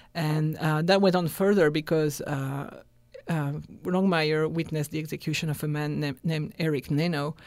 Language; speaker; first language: English; non-native, fluent; French